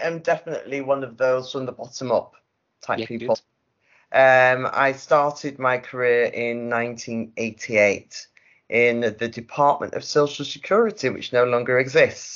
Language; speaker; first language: English; native; English